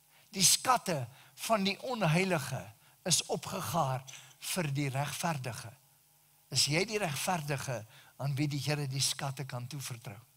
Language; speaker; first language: Afrikaans; native; Afrikaans